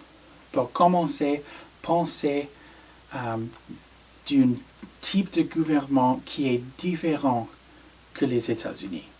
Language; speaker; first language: French; non-native, learner; English